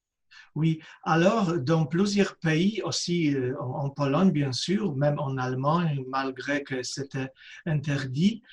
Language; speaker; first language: French; non-native, fluent; Polish